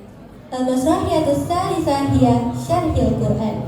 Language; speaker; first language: Arabic; non-native, learner; Indonesian